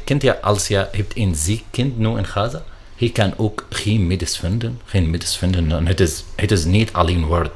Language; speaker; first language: Dutch; non-native, learner; Arabic